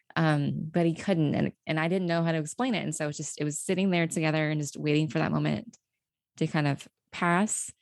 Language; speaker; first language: English; native; English